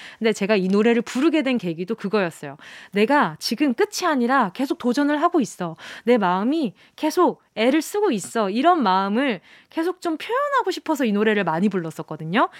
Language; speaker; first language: Korean; native; Korean